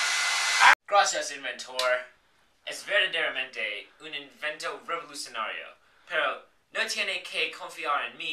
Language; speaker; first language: Spanish; non-native, learner; English